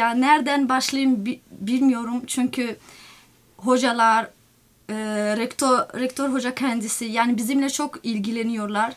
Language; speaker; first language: Turkish; non-native, fluent; Somali